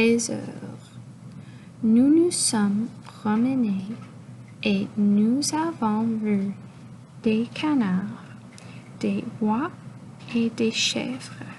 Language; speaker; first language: French; non-native, local second language; English